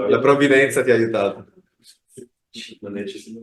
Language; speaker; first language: Italian; native; Italian